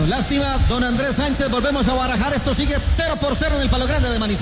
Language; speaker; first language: Spanish; native; Spanish